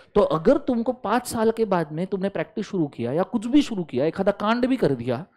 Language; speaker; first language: Hindi; non-native, local second language; Marathi